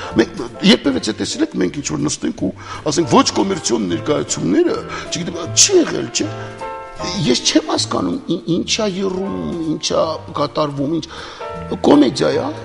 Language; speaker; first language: Armenian; early bilingual, heritage; Armenian